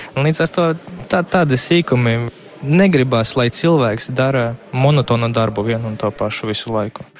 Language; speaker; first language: Latvian; non-native, local second language; Russian